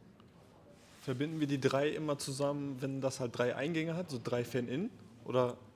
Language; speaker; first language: German; native; German